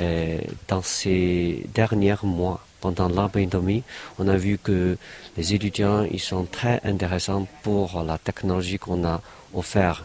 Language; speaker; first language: French; non-native, fluent; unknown